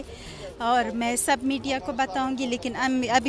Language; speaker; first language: Hindi; non-native, fluent; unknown